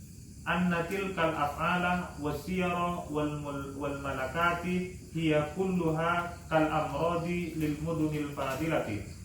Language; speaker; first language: Arabic; non-native, learner; Indonesian